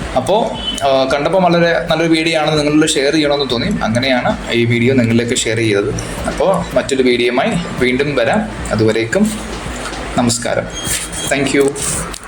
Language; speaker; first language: Malayalam; native; Malayalam